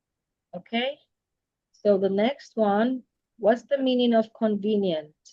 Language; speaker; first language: English; non-native, fluent; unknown